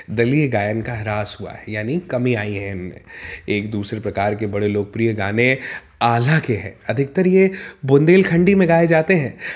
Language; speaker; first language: Hindi; native; Hindi